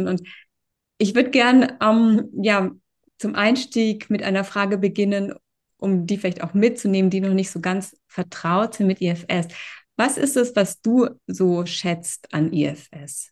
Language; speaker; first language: German; native; German